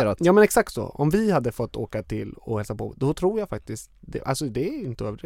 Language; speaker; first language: Swedish; native; Swedish